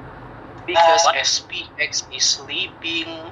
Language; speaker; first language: English; non-native, fluent; Vietnamese